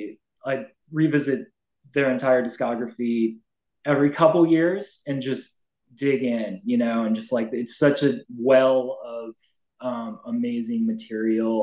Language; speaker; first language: English; native; English